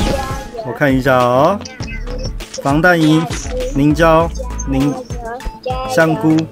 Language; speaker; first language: Chinese; native; Chinese